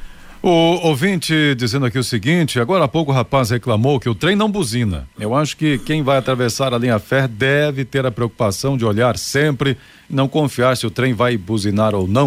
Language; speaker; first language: Portuguese; native; Portuguese